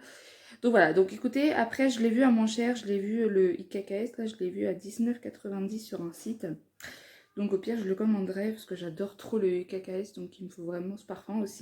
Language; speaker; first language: French; native; French